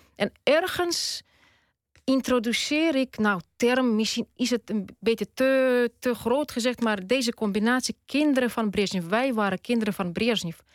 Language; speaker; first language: Dutch; non-native, fluent; Russian